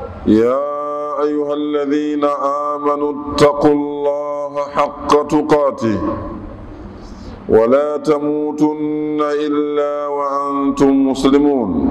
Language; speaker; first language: Arabic; non-native, fluent; Swahili